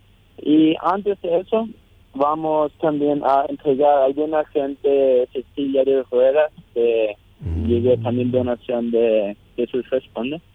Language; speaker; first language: Spanish; non-native, local second language; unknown